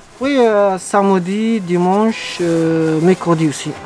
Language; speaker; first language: French; non-native, learner; Arabic